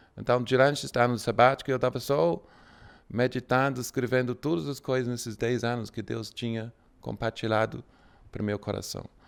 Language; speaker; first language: Portuguese; non-native, fluent; English